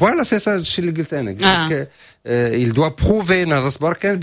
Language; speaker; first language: Arabic; native; Arabic